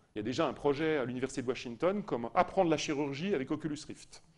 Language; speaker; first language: French; native; French